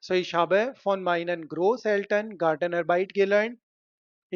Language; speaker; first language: German; non-native, fluent; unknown